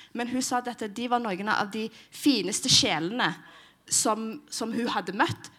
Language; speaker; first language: Norwegian; early bilingual, other home language; Somali